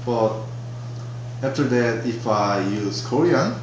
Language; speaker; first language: English; non-native, learner; Korean